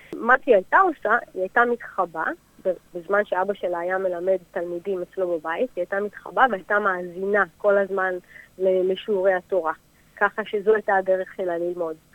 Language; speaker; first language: Hebrew; native; Hebrew